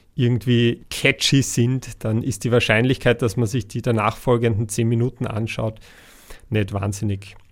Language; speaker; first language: German; native; German